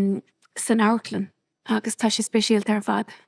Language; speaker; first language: Irish; non-native, local second language; English